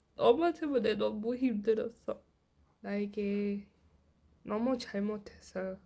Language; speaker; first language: Korean; non-native, learner; Portuguese